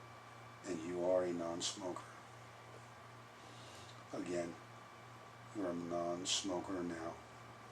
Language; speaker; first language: English; native; English